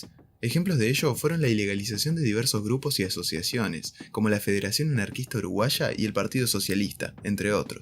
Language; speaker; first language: Spanish; native; Spanish